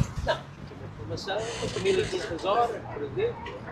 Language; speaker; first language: Portuguese; native; Portuguese